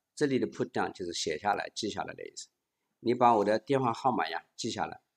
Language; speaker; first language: Chinese; native; Chinese